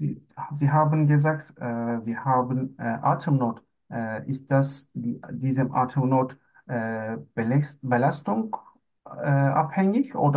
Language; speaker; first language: German; non-native, learner; Turkish